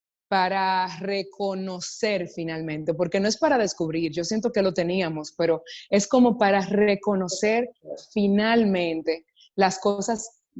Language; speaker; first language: Spanish; native; Spanish